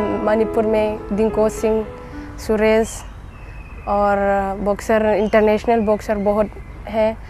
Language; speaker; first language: Hindi; non-native, local second language; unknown